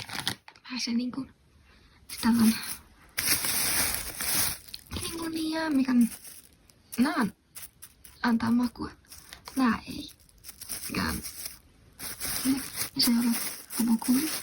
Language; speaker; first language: Finnish; non-native, learner; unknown